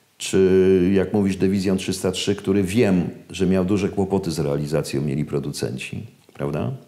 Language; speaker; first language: Polish; native; Polish